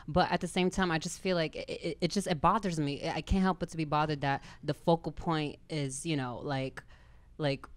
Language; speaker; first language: English; native; English